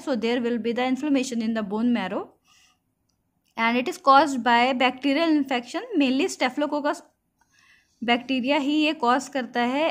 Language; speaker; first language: English; non-native, local second language; Hindi